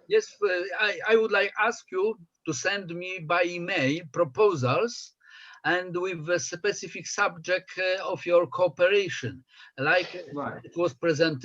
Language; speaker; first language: English; non-native, fluent; Polish